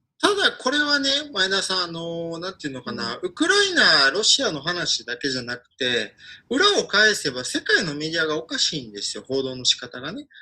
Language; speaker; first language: Japanese; non-native, fluent; Ukrainian